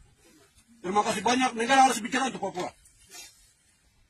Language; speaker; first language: Indonesian; non-native, local second language; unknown